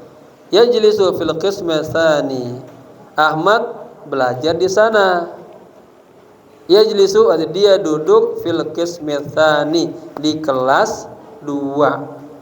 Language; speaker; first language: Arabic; non-native, fluent; Indonesian